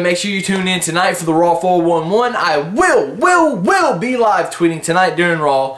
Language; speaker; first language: English; native; English